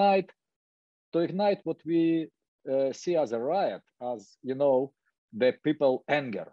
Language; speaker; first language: English; non-native, fluent; Ukrainian